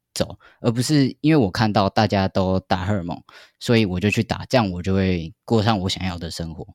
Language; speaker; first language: Chinese; native; Chinese